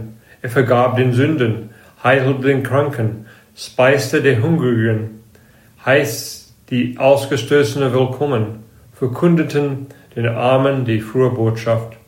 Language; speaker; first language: German; non-native, fluent; English